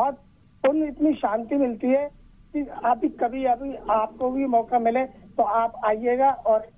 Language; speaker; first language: Hindi; native; Hindi